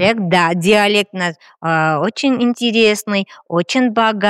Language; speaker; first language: Russian; non-native, fluent; Armenian